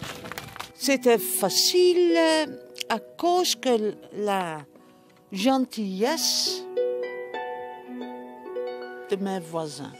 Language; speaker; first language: French; non-native, learner; Dutch